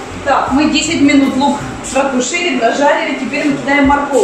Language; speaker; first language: Russian; native; Russian